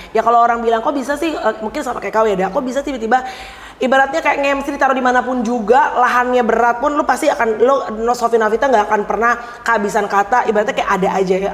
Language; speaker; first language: Indonesian; native; Indonesian